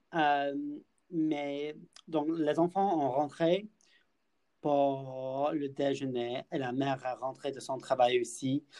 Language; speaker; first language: French; non-native, learner; English